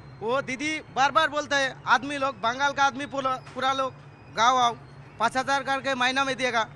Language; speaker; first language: Hindi; non-native, local second language; Bangla